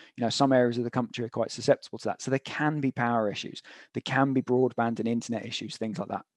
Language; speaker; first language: English; native; English